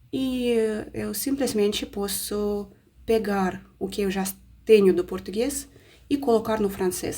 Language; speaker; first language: Portuguese; non-native, fluent; Russian